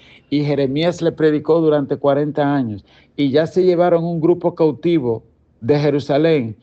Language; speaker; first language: Spanish; native; Spanish